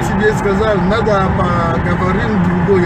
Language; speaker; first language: Russian; non-native, learner; Lingala